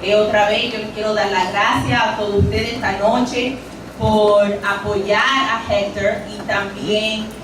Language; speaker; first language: Spanish; early bilingual, heritage; Spanish